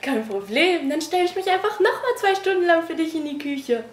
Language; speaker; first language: German; native; German